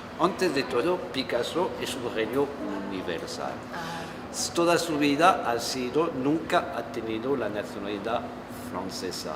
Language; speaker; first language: Spanish; non-native, fluent; French